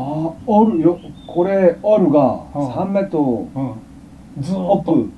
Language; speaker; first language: Japanese; non-native, learner; Korean